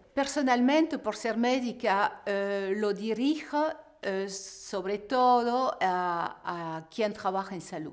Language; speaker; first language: Spanish; non-native, fluent; French